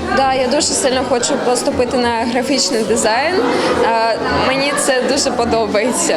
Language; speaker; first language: Ukrainian; non-native, local second language; Russian